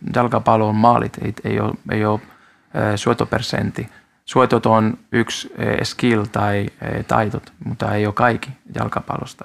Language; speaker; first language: Finnish; non-native, learner; Spanish